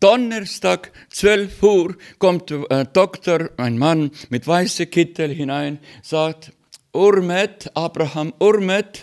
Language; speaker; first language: German; non-native, learner; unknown